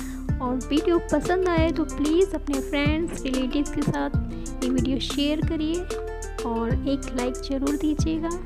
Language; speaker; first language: Hindi; native; Hindi